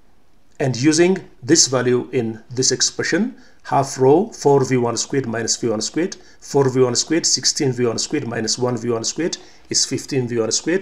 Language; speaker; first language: English; non-native, local second language; Amharic